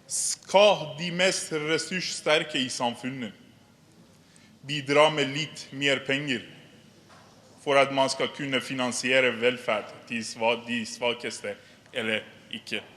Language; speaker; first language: Norwegian; non-native, fluent; Persian